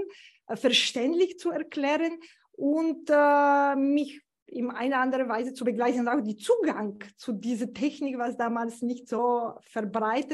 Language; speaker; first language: German; non-native, fluent; Bulgarian